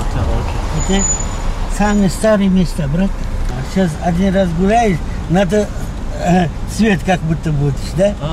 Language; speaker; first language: Russian; non-native, local second language; Uzbek